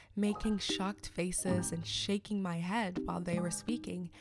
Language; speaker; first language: English; non-native, local second language; Shona